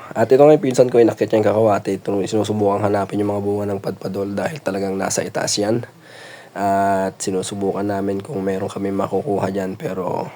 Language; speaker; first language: Filipino; non-native, local second language; Iloko